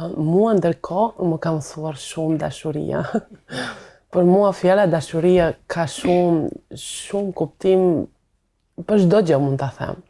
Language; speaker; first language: Albanian; non-native, fluent; Romanian